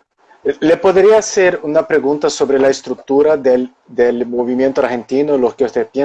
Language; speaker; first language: Spanish; non-native, local second language; Portuguese